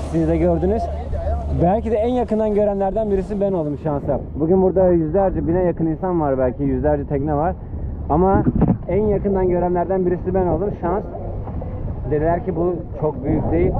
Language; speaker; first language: Turkish; native; Turkish